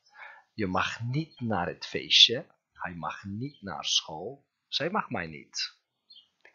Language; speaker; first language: Dutch; non-native, fluent; Turkish